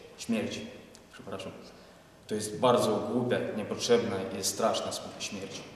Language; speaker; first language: Polish; non-native, learner; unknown